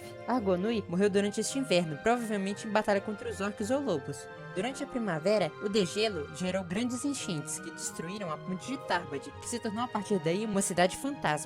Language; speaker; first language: Portuguese; native; Portuguese